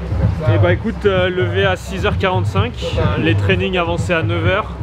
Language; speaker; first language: French; native; French